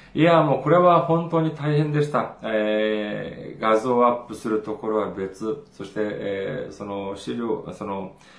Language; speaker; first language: Japanese; non-native, fluent; Korean